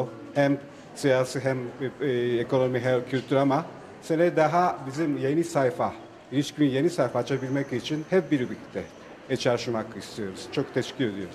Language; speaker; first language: Turkish; non-native, fluent; Japanese